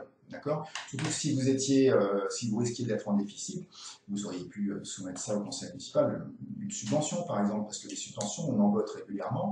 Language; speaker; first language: French; native; French